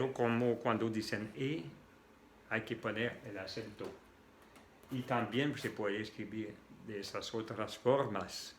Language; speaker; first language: Spanish; non-native, fluent; French